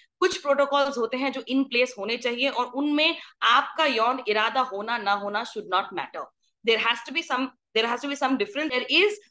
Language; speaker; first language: Hindi; native; Hindi